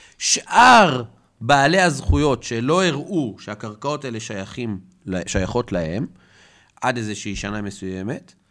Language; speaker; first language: Hebrew; native; Hebrew